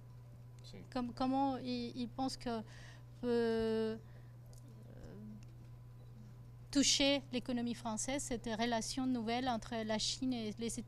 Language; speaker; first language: French; non-native, fluent; Spanish